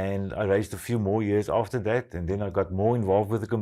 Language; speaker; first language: English; non-native, local second language; Afrikaans